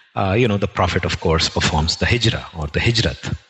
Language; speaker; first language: English; non-native, local second language; Telugu